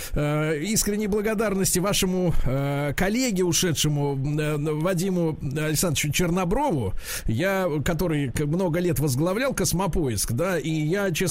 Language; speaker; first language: Russian; native; Russian